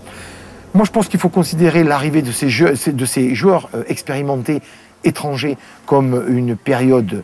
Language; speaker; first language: French; native; French